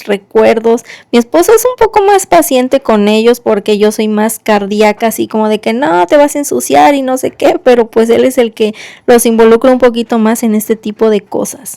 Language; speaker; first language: Spanish; native; Spanish